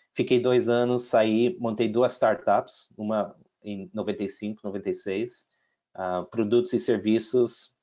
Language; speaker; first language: Portuguese; non-native, fluent; English